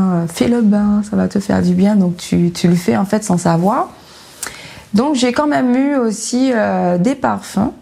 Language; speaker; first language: French; native; French